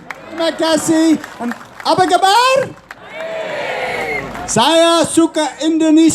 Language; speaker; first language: Indonesian; non-native, learner; Dutch